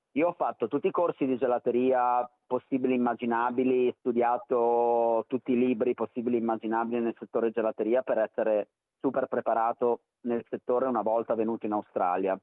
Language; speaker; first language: Italian; native; Italian